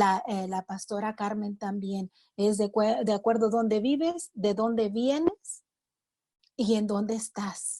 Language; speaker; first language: Spanish; native; Spanish